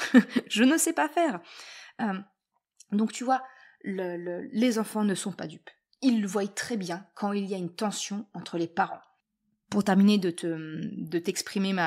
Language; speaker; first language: French; native; French